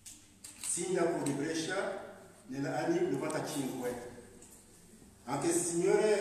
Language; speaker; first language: Italian; non-native, fluent; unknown